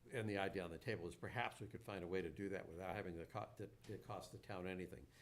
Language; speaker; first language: English; native; English